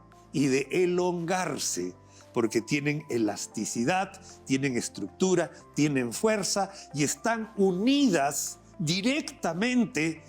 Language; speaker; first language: Spanish; native; Spanish